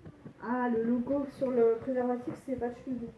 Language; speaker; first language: French; native; French